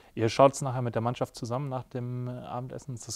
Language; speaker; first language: German; native; German